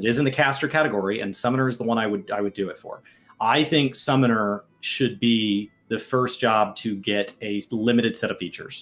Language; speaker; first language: English; native; English